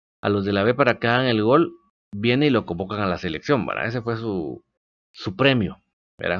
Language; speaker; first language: Spanish; native; Spanish